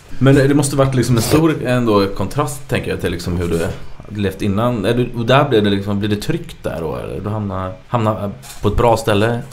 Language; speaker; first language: Swedish; native; Swedish